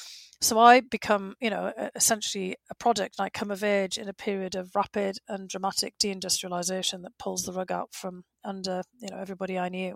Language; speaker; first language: English; native; English